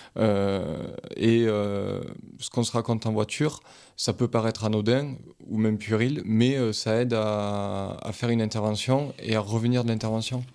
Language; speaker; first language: French; native; French